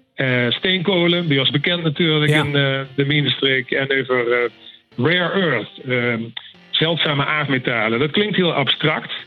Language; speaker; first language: Dutch; native; Dutch